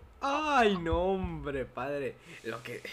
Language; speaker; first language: Spanish; native; Spanish